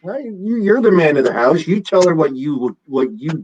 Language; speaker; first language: English; native; English